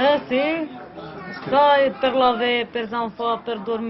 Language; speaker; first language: French; non-native, learner; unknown